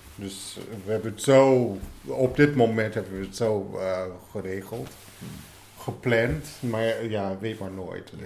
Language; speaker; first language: Dutch; non-native, fluent; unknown